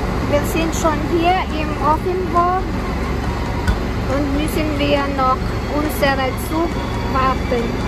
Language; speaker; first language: German; non-native, learner; Cebuano